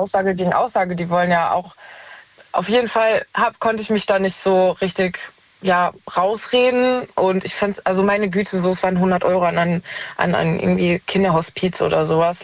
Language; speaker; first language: German; native; German